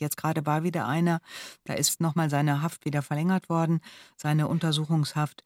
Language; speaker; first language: German; native; German